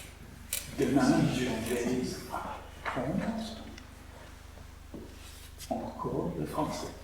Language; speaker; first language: French; non-native, learner; English